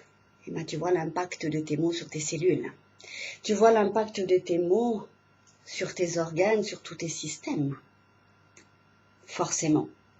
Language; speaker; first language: French; native; French